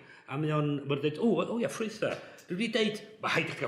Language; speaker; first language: Welsh; native; Welsh